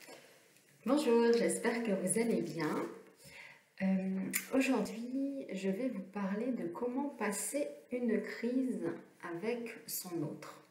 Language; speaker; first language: French; native; French